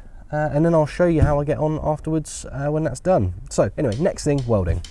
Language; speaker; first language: English; native; English